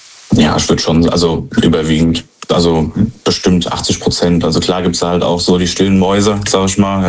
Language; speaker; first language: German; native; German